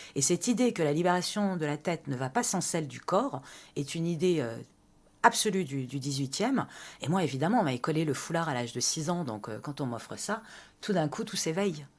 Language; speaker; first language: French; early bilingual, other home language; Persian